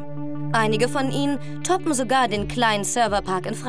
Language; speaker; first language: German; native; German